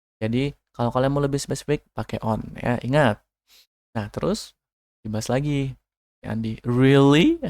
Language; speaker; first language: Indonesian; native; Indonesian